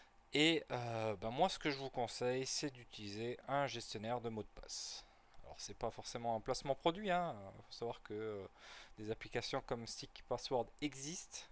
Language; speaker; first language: French; native; French